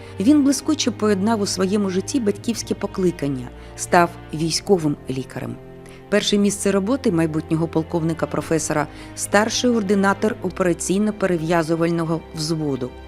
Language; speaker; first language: Ukrainian; native; Ukrainian